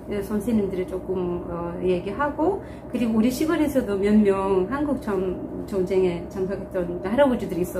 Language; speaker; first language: Korean; non-native, fluent; Turkish